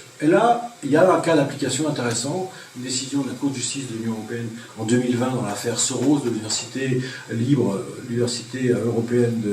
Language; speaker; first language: French; native; French